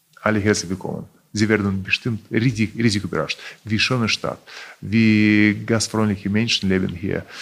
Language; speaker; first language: German; non-native, fluent; Russian